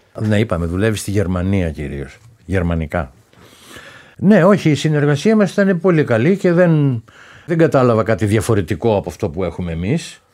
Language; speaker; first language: Greek; native; Greek